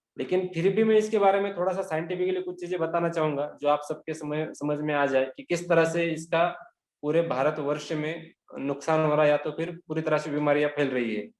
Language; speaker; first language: Hindi; non-native, local second language; Marathi